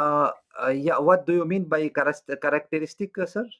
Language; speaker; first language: English; non-native, local second language; French